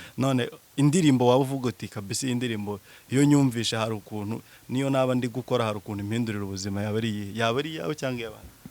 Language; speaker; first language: Kinyarwanda; native; Kinyarwanda